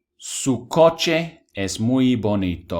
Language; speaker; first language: Spanish; non-native, fluent; English